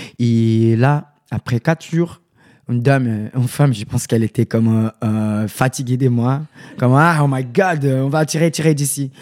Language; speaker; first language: French; non-native, learner; Portuguese